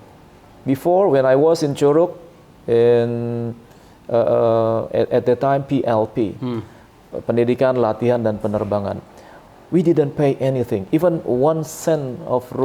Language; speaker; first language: English; non-native, learner; Indonesian